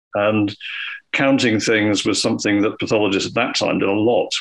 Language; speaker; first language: English; native; English